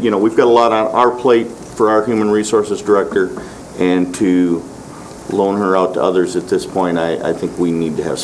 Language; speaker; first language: English; native; English